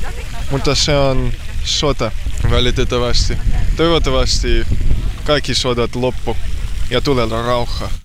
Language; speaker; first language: Finnish; non-native, learner; Ukrainian